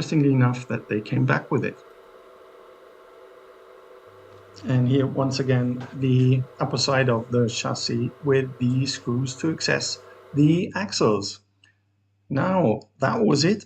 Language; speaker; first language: English; non-native, fluent; German